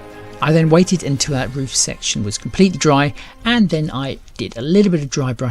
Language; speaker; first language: English; native; English